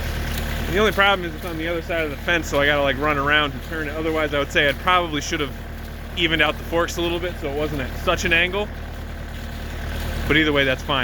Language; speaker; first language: English; native; English